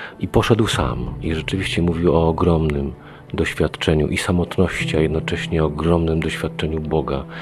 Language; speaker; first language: Polish; native; Polish